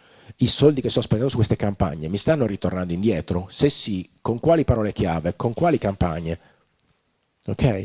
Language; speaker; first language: Italian; native; Italian